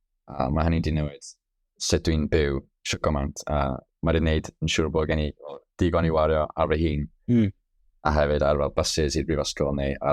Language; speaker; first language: Welsh; non-native, local second language; English